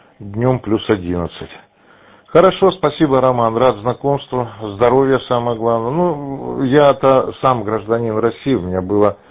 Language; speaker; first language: Russian; native; Russian